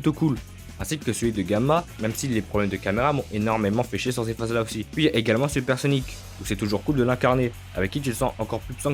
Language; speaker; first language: French; native; French